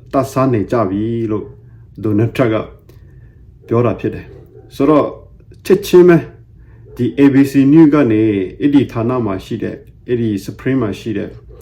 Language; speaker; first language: Burmese; non-native, local second language; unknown